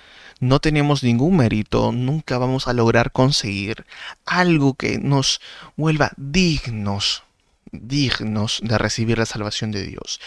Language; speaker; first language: Spanish; native; Spanish